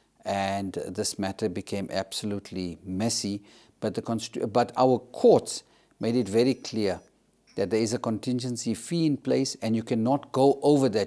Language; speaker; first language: English; native; English